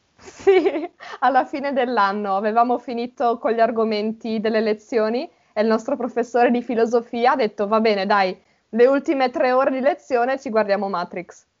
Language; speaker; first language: Italian; native; Italian